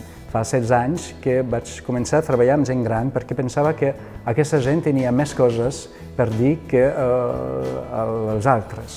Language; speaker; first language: Catalan; non-native, fluent; French